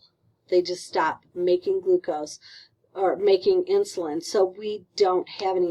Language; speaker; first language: English; native; English